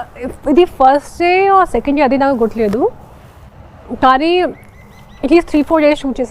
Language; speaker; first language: Telugu; non-native, fluent; Hindi